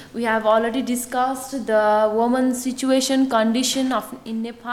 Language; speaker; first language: English; non-native, fluent; Nepali